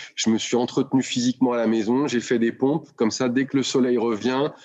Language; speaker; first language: French; native; French